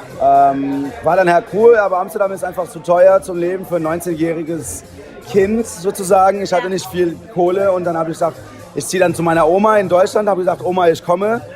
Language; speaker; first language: German; early bilingual, heritage; Portuguese